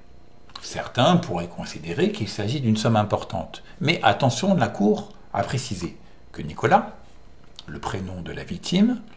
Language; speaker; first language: French; native; French